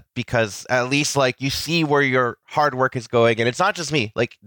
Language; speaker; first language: English; native; English